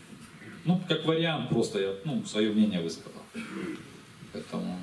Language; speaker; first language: Russian; native; Russian